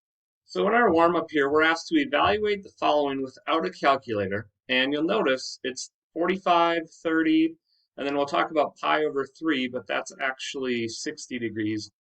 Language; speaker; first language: English; native; English